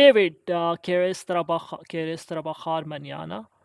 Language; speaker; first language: Spanish; non-native, learner; English